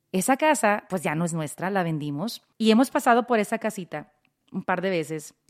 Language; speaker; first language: Spanish; early bilingual, heritage; Spanish